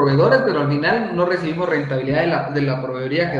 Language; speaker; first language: Spanish; native; Spanish